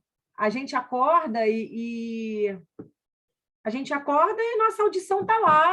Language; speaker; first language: Portuguese; native; Portuguese